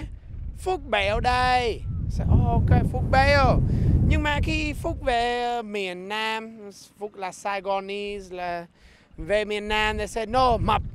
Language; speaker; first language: Vietnamese; non-native, learner; English